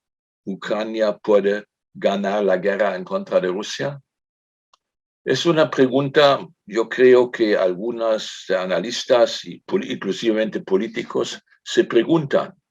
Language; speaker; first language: Spanish; non-native, fluent; German